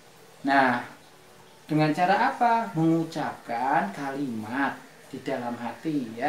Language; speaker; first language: Indonesian; native; Indonesian